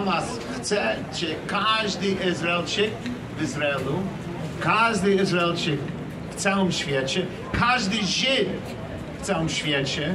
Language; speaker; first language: Polish; non-native, learner; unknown